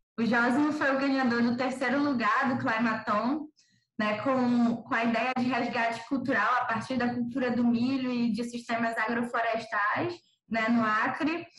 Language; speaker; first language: Portuguese; native; Portuguese